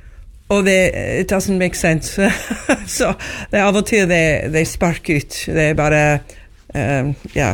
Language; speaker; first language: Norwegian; non-native, learner; English